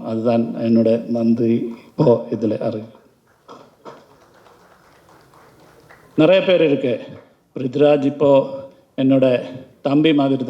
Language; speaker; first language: Tamil; non-native, learner; Malayalam